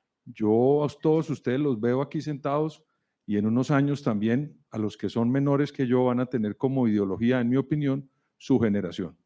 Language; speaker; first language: Spanish; native; Spanish